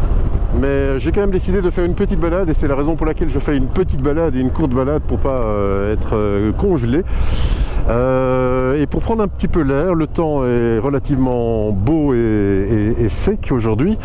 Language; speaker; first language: French; native; French